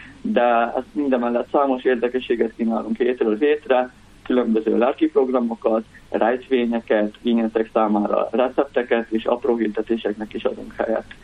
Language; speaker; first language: Hungarian; native; Hungarian